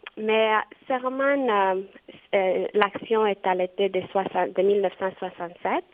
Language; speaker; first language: French; non-native, fluent; Romanian